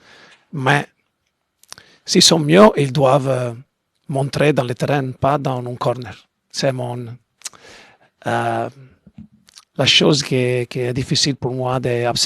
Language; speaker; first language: French; non-native, learner; Italian